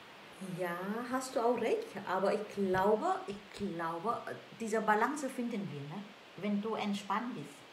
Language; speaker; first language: German; non-native, learner; Vietnamese